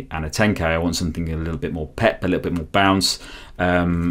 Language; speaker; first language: English; native; English